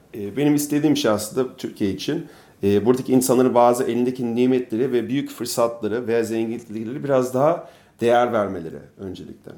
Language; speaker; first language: Turkish; non-native, fluent; English